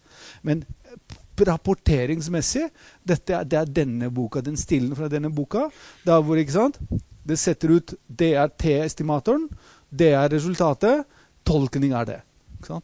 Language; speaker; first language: Norwegian; non-native, fluent; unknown